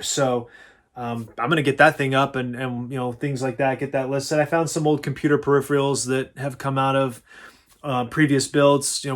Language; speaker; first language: English; native; English